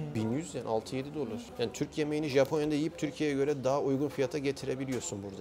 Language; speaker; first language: Turkish; native; Turkish